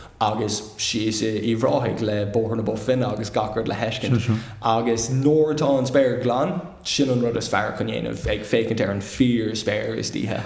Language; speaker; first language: Irish; non-native, local second language; English